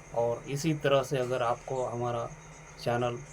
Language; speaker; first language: Hindi; non-native, local second language; Marathi